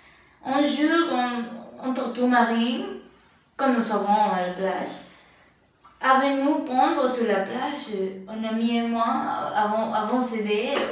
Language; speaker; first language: French; non-native, learner; Spanish